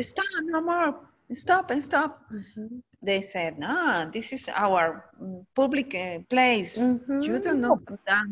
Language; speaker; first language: English; non-native, learner; Spanish